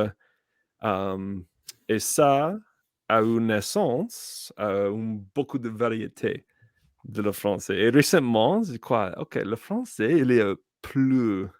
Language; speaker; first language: French; non-native, learner; English